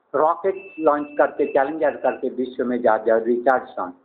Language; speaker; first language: Hindi; native; Hindi